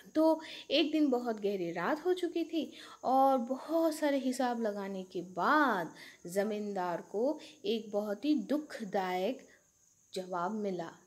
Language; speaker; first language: Hindi; non-native, local second language; Bangla